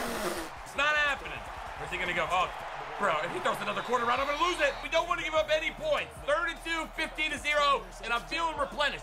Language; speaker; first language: English; native; English